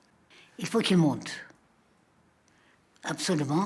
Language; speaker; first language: French; non-native, fluent; Armenian